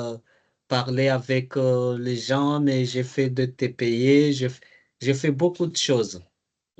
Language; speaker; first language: French; non-native, learner; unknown